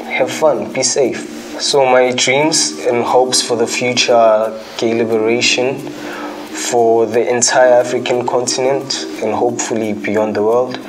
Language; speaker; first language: English; non-native, local second language; Zulu